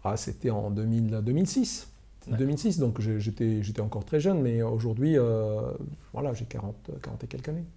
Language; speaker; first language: French; non-native, local second language; Arabic